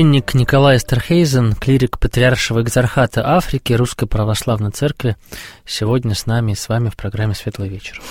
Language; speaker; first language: Russian; native; Russian